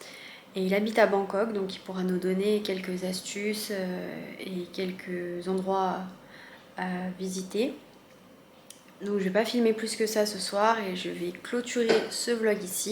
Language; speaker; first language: French; native; French